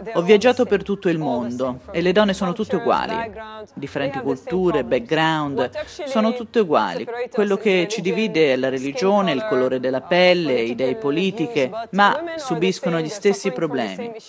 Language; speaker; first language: Italian; non-native, fluent; Arabic